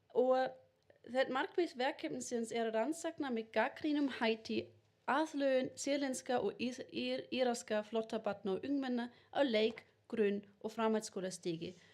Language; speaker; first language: Icelandic; non-native, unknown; German